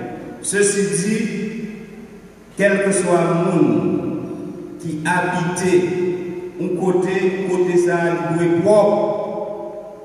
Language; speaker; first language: French; non-native, local second language; Haitian Creole